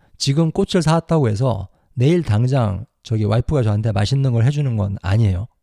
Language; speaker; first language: Korean; native; Korean